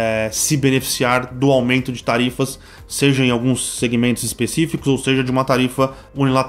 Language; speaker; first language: Portuguese; native; Portuguese